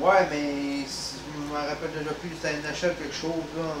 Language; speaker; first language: French; native; French